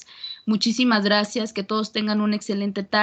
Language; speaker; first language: Spanish; native; Spanish